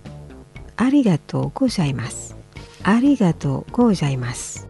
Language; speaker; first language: Japanese; non-native, fluent; Indonesian